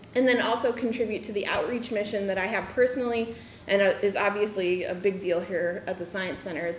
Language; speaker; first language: English; native; English